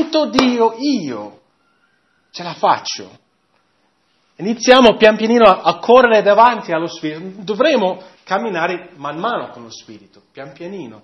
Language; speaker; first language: Italian; non-native, fluent; English